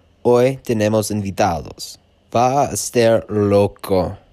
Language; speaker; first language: Spanish; non-native, learner; English